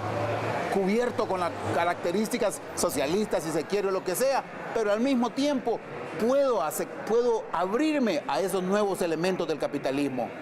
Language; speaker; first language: Spanish; native; Spanish